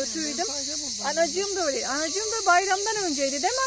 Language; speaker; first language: Turkish; native; Turkish